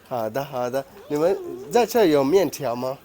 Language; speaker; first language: Chinese; non-native, learner; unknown